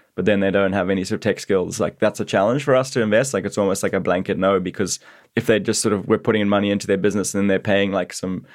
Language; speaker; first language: English; native; English